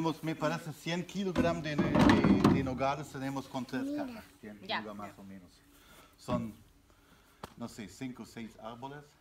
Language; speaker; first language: Spanish; non-native, learner; German